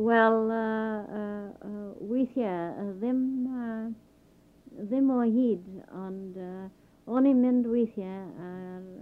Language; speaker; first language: Welsh; early bilingual, heritage; Welsh